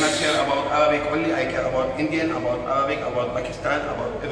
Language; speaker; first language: English; non-native, learner; Arabic